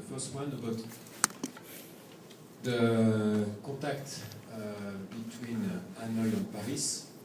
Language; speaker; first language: English; non-native, fluent; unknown